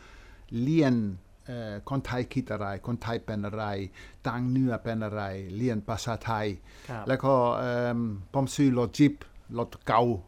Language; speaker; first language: Thai; non-native, fluent; Dutch